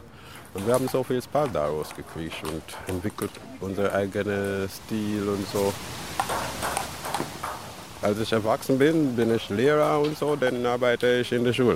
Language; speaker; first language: German; non-native, learner; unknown